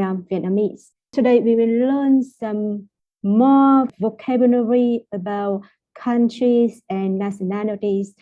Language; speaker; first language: English; non-native, fluent; Vietnamese